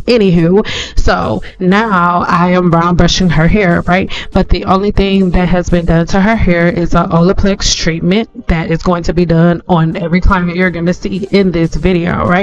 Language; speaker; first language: English; native; English